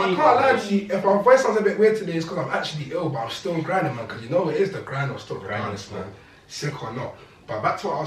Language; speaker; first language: English; native; English